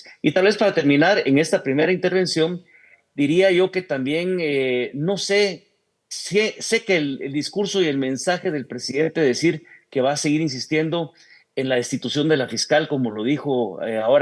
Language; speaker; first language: Spanish; native; Spanish